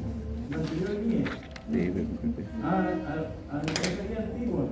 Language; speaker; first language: Spanish; native; Spanish